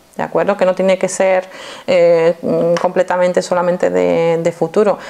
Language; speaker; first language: Spanish; non-native, fluent; Polish